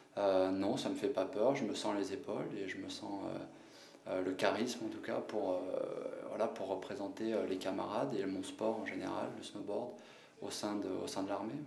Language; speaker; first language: French; native; French